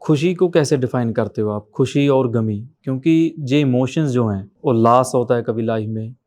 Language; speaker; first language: Hindi; non-native, local second language; Punjabi